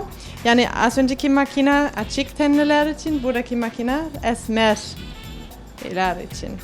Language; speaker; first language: Turkish; early bilingual, heritage; Turkish